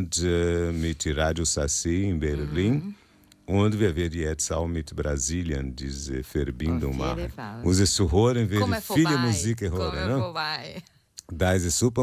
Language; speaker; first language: German; non-native, learner; Portuguese